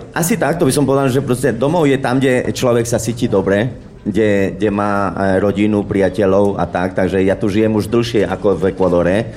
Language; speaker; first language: Slovak; non-native, fluent; Spanish